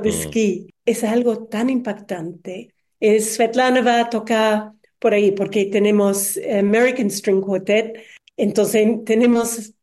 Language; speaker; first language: Spanish; non-native, learner; English